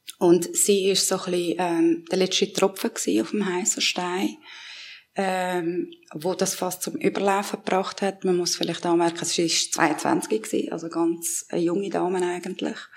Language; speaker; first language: German; early bilingual, other home language; Persian